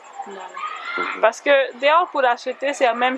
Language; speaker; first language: French; non-native, fluent; German